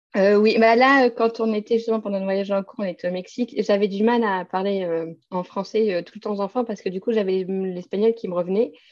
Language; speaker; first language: French; native; French